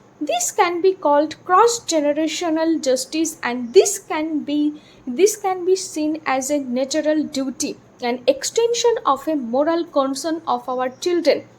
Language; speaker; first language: English; non-native, local second language; Bangla